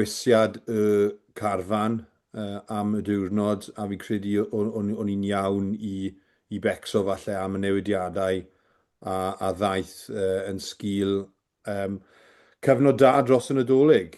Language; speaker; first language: Welsh; native; Welsh